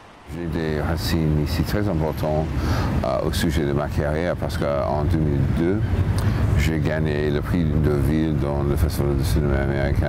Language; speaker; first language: French; non-native, fluent; English